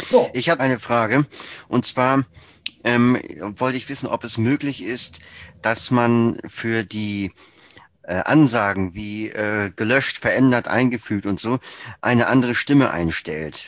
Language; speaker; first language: German; native; German